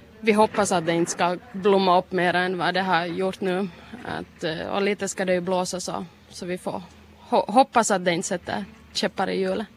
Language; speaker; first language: Swedish; native; Swedish